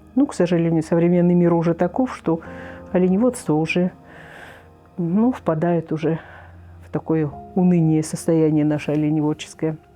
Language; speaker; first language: Russian; native; Russian